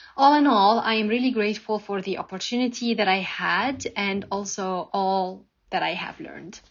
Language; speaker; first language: English; non-native, fluent; Arabic